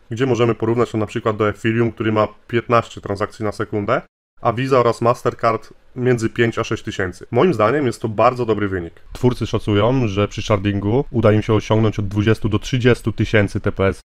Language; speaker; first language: Polish; native; Polish